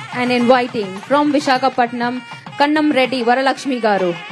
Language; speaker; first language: English; non-native, local second language; Telugu